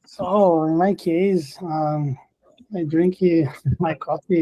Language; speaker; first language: English; non-native, learner; Portuguese